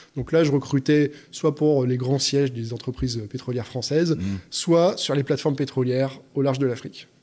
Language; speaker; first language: French; native; French